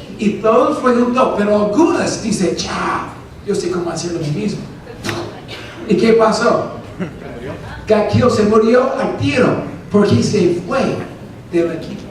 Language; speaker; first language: Spanish; non-native, fluent; English